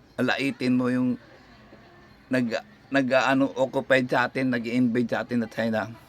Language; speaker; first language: Filipino; native; Filipino